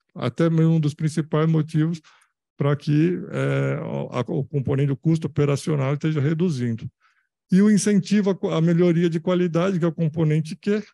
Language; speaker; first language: Portuguese; native; Portuguese